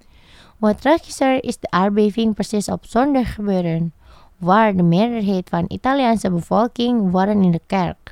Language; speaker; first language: Dutch; non-native, fluent; Indonesian